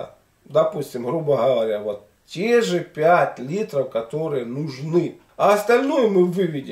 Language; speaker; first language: Russian; native; Russian